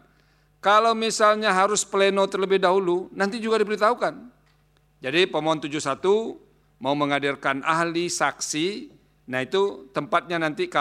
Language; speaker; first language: Indonesian; native; Indonesian